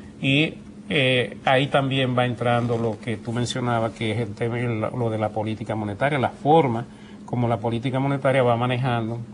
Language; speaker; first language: Spanish; native; Spanish